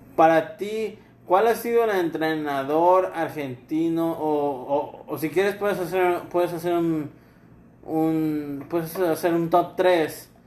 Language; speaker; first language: Spanish; native; Spanish